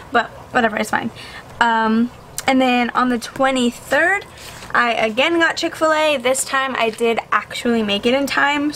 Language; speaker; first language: English; native; English